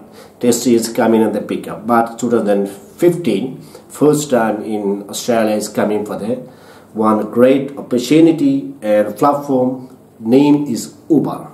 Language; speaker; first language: English; non-native, learner; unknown